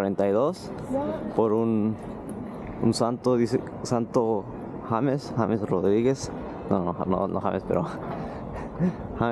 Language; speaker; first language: Spanish; early bilingual, heritage; Spanish